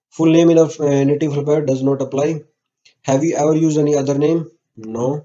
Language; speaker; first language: Hindi; native; Hindi